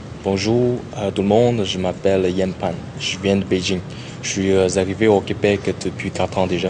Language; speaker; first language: French; non-native, learner; Chinese